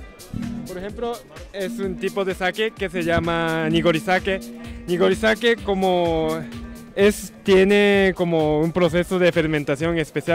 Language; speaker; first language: Spanish; non-native, learner; Japanese